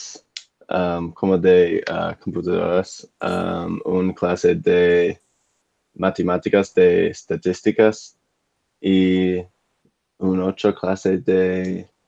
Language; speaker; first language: Spanish; non-native, learner; English